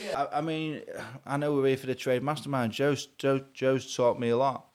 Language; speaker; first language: English; native; English